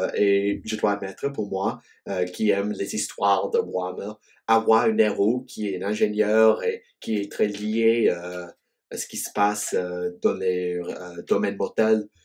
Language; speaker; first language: French; non-native, fluent; English